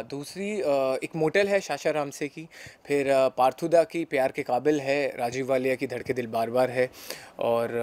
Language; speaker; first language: Hindi; native; Hindi